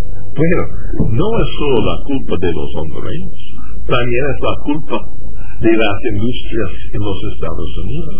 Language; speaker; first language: Spanish; non-native, fluent; English